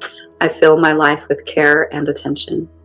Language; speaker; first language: English; native; English